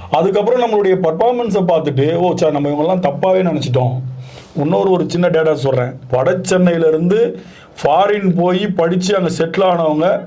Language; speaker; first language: Tamil; native; Tamil